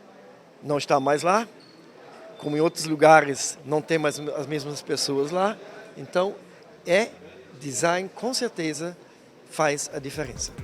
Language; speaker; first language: Portuguese; non-native, fluent; German